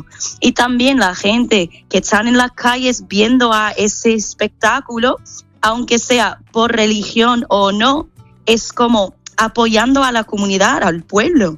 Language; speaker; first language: Spanish; non-native, fluent; English